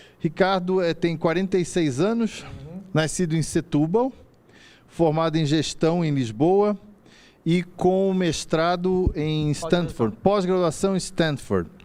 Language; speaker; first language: Portuguese; native; Portuguese